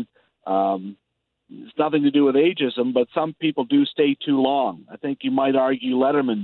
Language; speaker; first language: English; native; English